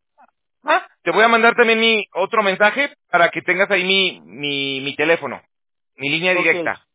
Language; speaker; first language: Spanish; native; Spanish